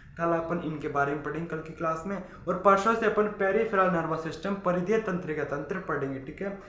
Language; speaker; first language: Hindi; native; Hindi